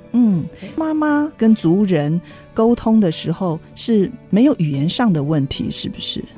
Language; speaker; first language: Chinese; native; Chinese